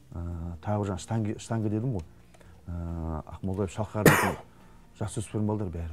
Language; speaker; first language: Kazakh; native; Kazakh